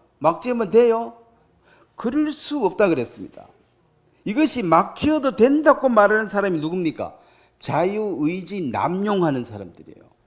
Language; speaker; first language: Korean; native; Korean